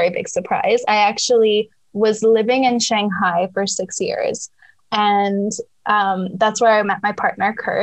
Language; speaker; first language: English; native; English